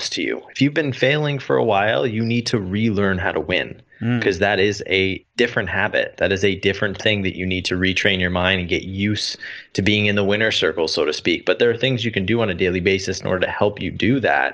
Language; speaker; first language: English; native; English